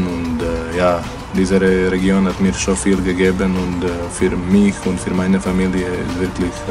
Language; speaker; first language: German; non-native, learner; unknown